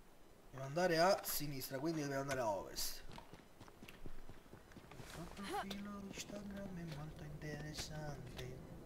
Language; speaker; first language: Italian; native; Italian